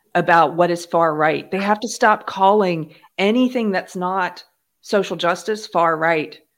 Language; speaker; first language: English; native; English